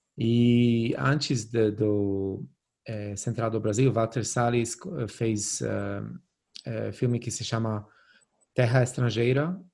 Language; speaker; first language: Portuguese; non-native, fluent; Polish